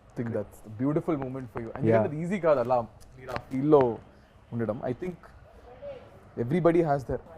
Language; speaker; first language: Telugu; native; Telugu